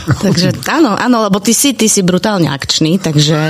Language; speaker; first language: Slovak; native; Slovak